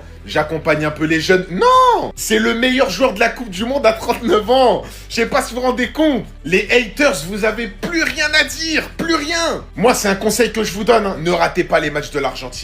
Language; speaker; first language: French; native; French